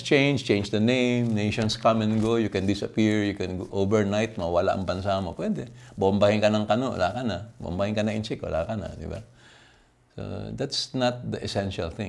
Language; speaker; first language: English; non-native, local second language; Filipino